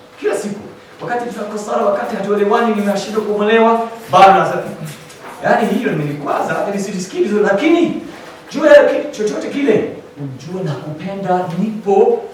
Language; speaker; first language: Swahili; non-native, fluent; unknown